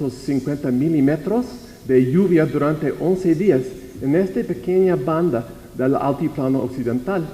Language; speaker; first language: Spanish; non-native, fluent; English